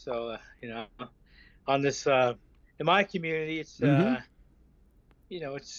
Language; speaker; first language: English; native; English